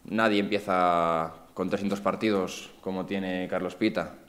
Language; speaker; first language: Spanish; native; Spanish